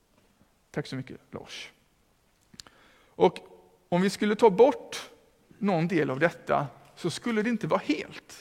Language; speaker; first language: Swedish; native; Swedish